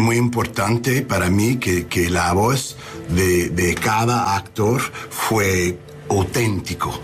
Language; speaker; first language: Spanish; non-native, learner; English